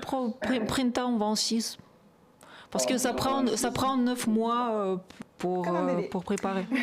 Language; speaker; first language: French; non-native, fluent; Russian